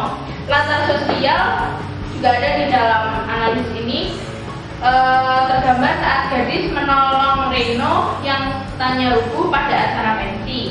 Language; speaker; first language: Indonesian; native; Indonesian